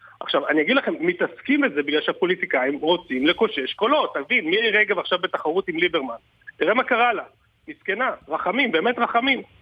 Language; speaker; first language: Hebrew; native; Hebrew